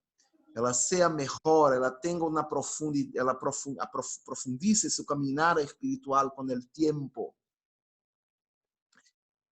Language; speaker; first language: Spanish; non-native, fluent; Portuguese